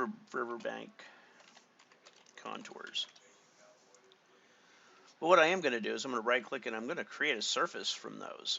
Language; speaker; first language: English; native; English